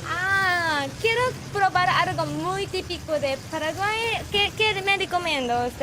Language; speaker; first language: Spanish; non-native, learner; Japanese